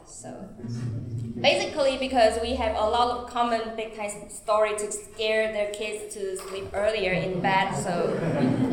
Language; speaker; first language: English; non-native, fluent; Chinese